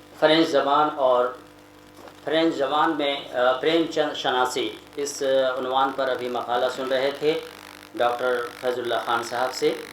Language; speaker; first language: Urdu; native; Urdu